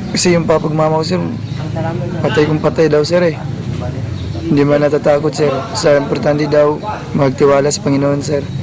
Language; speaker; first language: Filipino; non-native, local second language; Cebuano